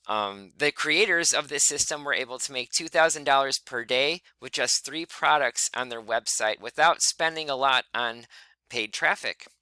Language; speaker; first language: English; native; English